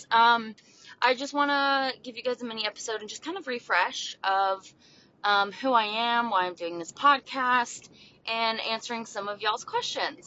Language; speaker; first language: English; native; English